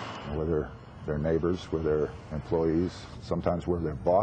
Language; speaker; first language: English; native; English